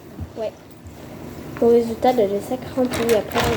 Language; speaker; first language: French; native; French